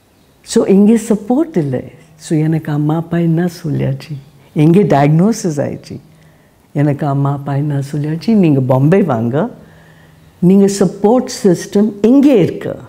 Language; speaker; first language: Tamil; non-native, learner; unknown